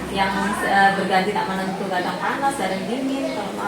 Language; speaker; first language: Indonesian; native; Indonesian